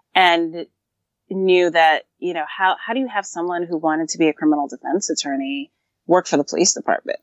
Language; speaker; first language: English; native; English